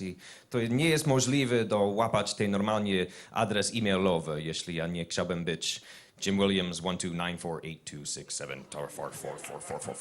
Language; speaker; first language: Polish; non-native, learner; English